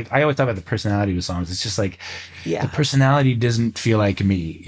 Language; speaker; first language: English; native; English